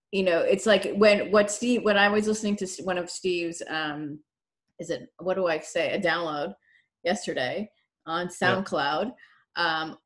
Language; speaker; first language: English; native; English